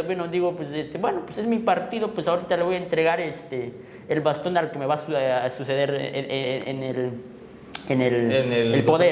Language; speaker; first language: Spanish; native; Spanish